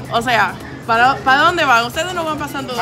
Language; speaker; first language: Spanish; non-native, fluent; English